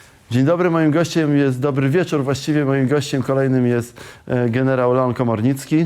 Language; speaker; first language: Polish; native; Polish